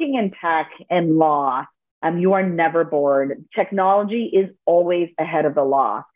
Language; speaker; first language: English; early bilingual, other home language; Spanish